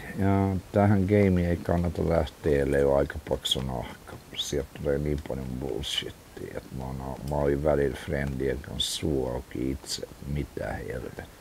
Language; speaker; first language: Finnish; early bilingual, other home language; Swedish